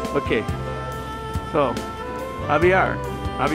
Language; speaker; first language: English; native; English